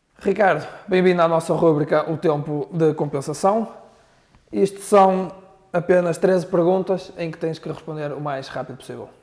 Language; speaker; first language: Portuguese; native; Portuguese